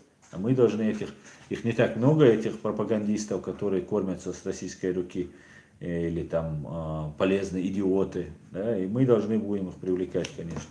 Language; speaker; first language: Russian; non-native, local second language; Chechen